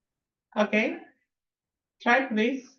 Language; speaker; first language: English; non-native, fluent; Spanish